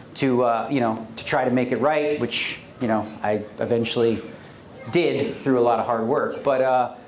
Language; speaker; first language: English; native; English